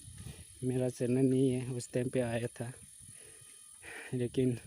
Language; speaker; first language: Hindi; non-native, local second language; Kok Borok